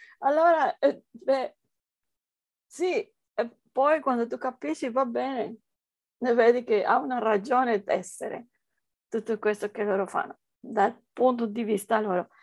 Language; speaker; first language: Italian; non-native, fluent; Spanish